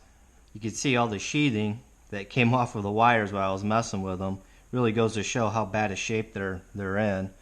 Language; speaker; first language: English; native; English